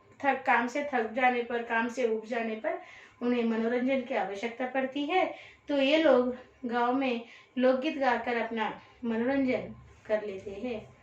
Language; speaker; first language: Hindi; non-native, local second language; Telugu